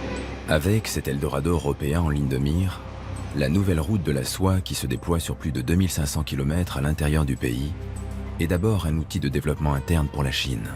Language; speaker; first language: French; native; French